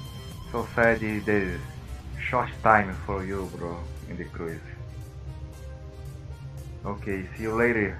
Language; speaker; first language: English; non-native, learner; Portuguese